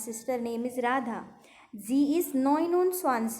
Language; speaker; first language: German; non-native, fluent; Marathi